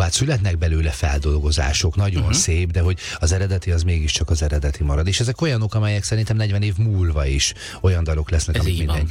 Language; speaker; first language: Hungarian; native; Hungarian